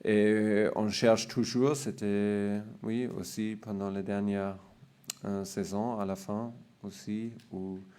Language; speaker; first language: French; non-native, learner; German